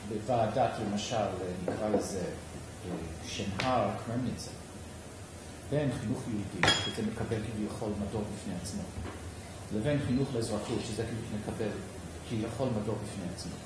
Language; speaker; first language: Hebrew; native; Hebrew